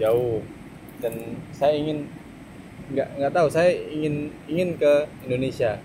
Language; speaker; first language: Indonesian; non-native, fluent; German